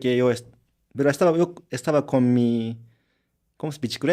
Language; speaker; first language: Spanish; non-native, learner; Japanese